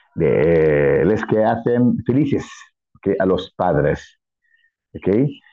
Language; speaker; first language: Spanish; non-native, fluent; Arabic